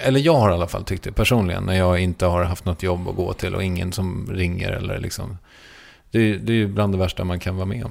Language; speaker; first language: Swedish; native; Swedish